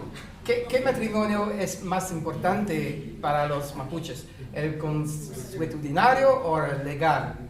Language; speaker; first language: Spanish; non-native, fluent; French